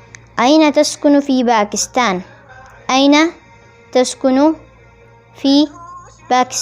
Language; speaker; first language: Arabic; non-native, fluent; Pashto